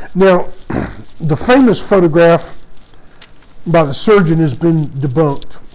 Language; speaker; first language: English; native; English